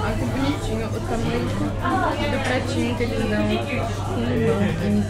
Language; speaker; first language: Japanese; non-native, learner; Portuguese